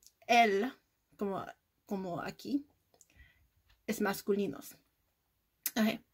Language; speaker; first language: Spanish; non-native, learner; English